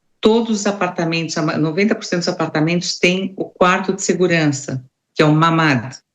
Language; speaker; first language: Portuguese; native; Portuguese